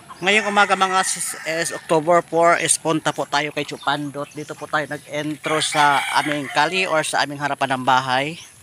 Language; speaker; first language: Filipino; non-native, local second language; Iloko